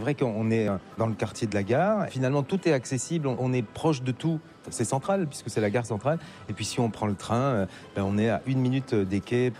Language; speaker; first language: French; native; French